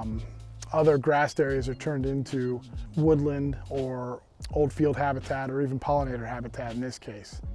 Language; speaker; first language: English; native; English